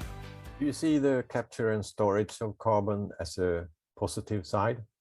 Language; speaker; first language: English; non-native, fluent; Swedish